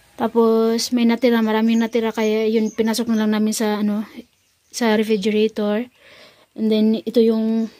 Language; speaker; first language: Filipino; non-native, local second language; Cebuano